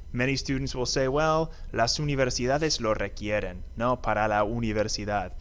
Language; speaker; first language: Spanish; non-native, fluent; English